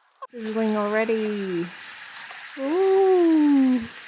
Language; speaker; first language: English; early bilingual, other home language; Chinese